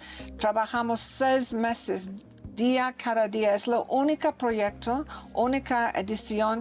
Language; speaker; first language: Spanish; non-native, learner; English